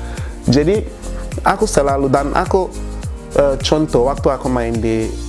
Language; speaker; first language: Indonesian; non-native, fluent; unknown